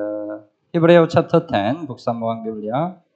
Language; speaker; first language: Filipino; non-native, learner; Korean